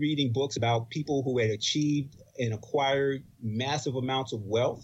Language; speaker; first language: English; native; English